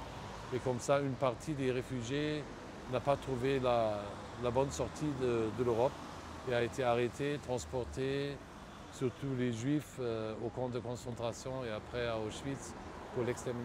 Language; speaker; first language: French; non-native, fluent; German